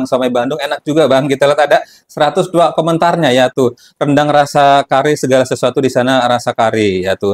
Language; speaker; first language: Indonesian; native; Indonesian